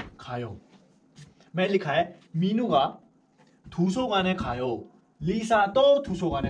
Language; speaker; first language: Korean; non-native, fluent; Hindi